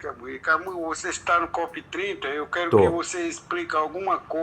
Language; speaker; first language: Portuguese; non-native, local second language; Kayapó